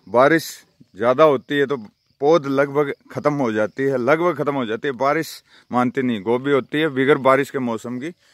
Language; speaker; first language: Hindi; native; Hindi